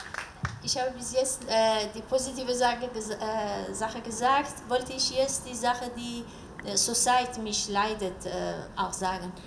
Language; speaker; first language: German; non-native, learner; Persian